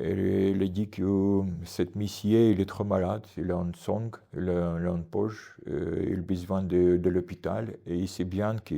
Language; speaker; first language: French; non-native, fluent; Russian